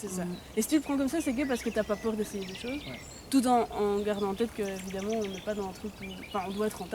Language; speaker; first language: French; native; French